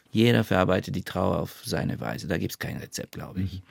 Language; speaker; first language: German; non-native, fluent; Bulgarian